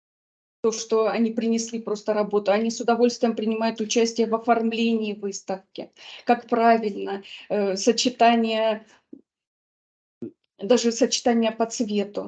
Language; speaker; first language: Russian; native; Russian